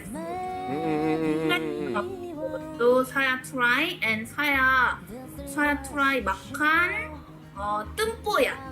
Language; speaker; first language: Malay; non-native, learner; Korean